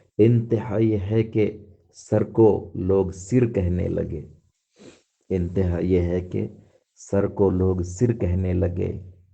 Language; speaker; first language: Urdu; native; Urdu